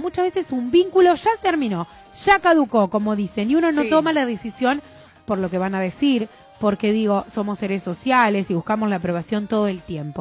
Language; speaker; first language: Spanish; native; Spanish